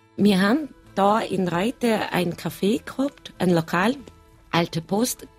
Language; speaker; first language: German; non-native, fluent; Russian